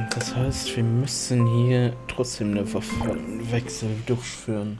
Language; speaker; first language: German; non-native, local second language; Luxembourgish